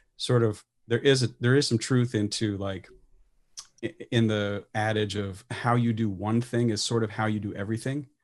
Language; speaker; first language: English; native; English